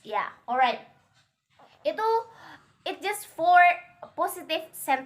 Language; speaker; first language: English; non-native, learner; Indonesian